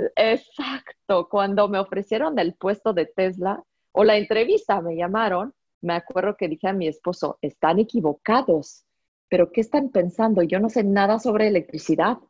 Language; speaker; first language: Spanish; non-native, fluent; French